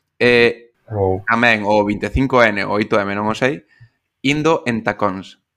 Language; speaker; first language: Galician; non-native, local second language; Spanish